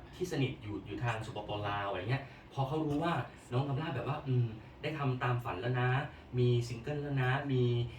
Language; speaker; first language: Thai; native; Thai